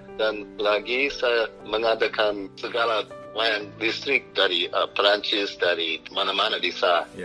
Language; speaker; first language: Indonesian; non-native, fluent; English